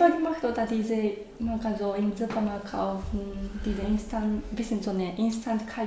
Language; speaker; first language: German; non-native, learner; Japanese